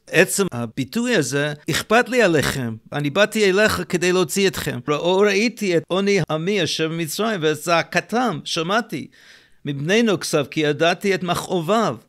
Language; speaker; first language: Hebrew; native; Hebrew